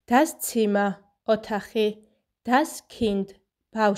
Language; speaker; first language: German; non-native, fluent; Georgian